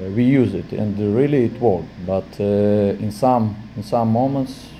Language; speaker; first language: English; non-native, fluent; Latvian